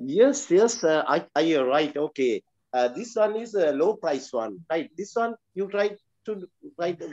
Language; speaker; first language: English; non-native, learner; Sinhala